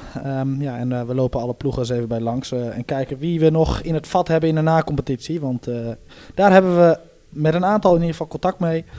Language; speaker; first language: Dutch; native; Dutch